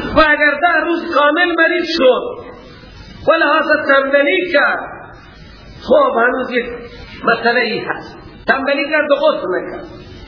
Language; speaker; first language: Persian; native; Persian